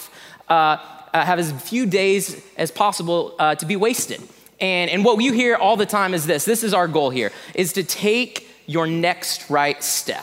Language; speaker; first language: English; native; English